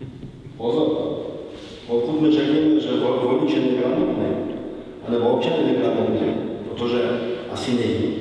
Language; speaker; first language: Czech; non-native, fluent; Polish